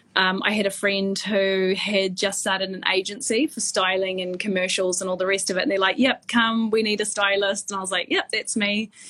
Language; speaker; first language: English; native; English